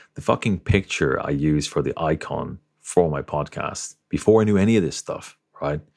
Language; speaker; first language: English; native; English